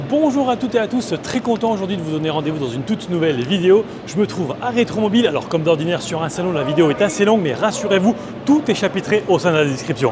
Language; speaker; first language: French; native; French